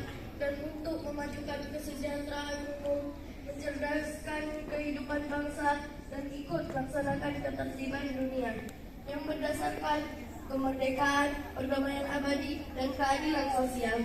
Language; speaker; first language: Indonesian; native; Indonesian